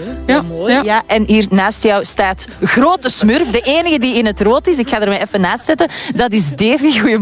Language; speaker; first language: Dutch; native; Dutch